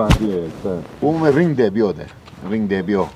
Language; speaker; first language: Chinese; non-native, learner; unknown